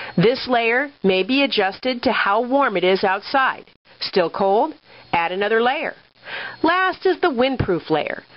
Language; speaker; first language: English; native; English